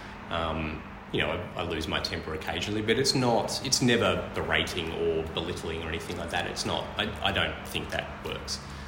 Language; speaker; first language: English; native; English